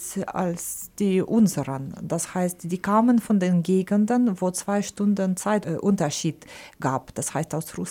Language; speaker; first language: German; non-native, fluent; Ukrainian